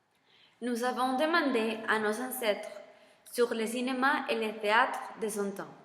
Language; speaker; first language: French; non-native, learner; Spanish